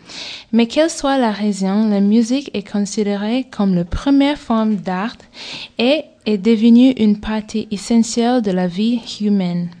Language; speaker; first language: French; non-native, fluent; English